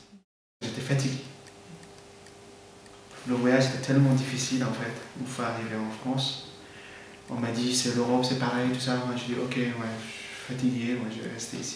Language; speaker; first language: French; non-native, fluent; Persian